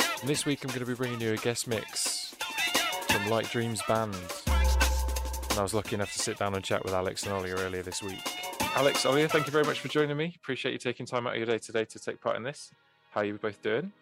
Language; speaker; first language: English; native; English